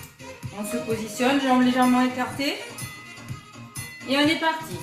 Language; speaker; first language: French; native; French